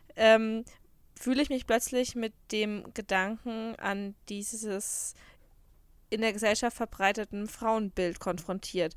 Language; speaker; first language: German; native; German